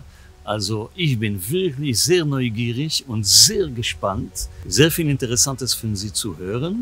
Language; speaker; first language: German; non-native, fluent; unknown